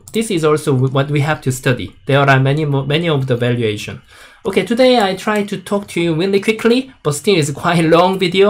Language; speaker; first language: English; non-native, fluent; Korean